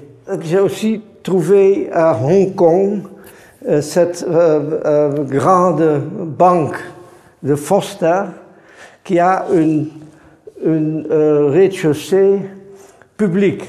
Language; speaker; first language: French; non-native, fluent; Dutch